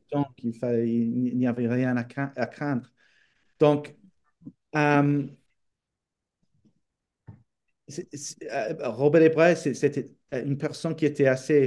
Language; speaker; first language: French; non-native, fluent; English